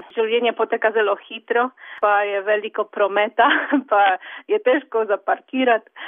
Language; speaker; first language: Slovenian; non-native, fluent; Polish